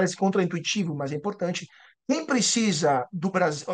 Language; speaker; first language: Portuguese; non-native, fluent; Italian